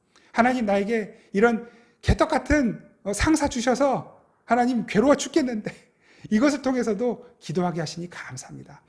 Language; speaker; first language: Korean; native; Korean